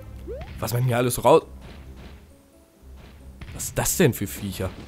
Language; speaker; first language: German; native; German